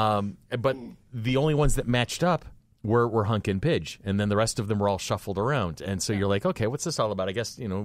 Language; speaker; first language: English; native; English